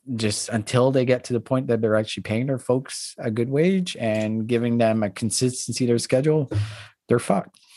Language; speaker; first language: English; non-native, fluent; French